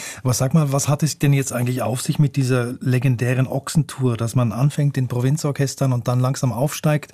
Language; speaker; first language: German; native; German